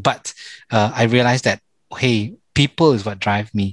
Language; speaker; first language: English; non-native, local second language; Malay